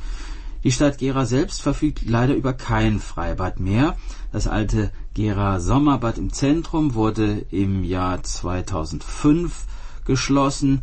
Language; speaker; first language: German; native; German